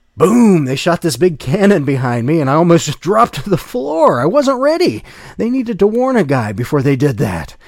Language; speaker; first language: English; native; English